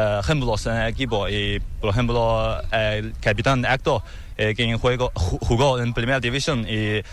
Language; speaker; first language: Spanish; non-native, learner; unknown